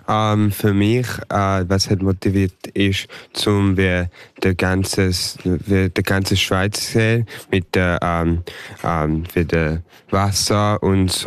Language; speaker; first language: German; early bilingual, heritage; English